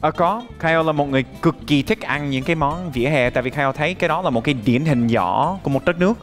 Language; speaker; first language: Vietnamese; non-native, fluent; English